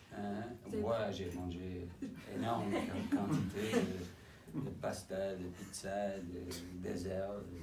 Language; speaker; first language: French; non-native, fluent; English